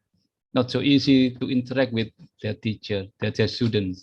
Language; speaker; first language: English; non-native, fluent; Indonesian